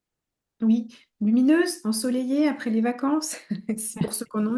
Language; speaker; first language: French; native; French